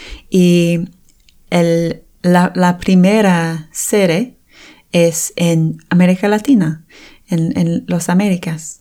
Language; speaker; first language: Spanish; non-native, fluent; English